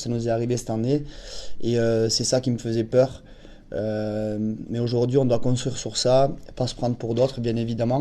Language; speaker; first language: French; native; French